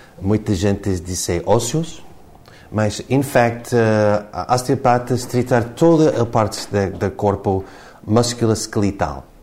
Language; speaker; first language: Portuguese; non-native, learner; English